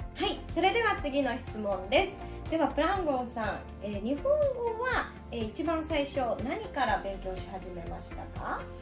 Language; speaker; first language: Japanese; native; Japanese